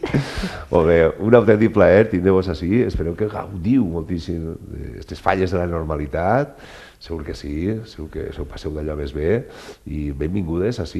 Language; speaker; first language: Catalan; native; Catalan